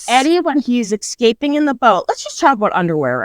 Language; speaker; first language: English; native; English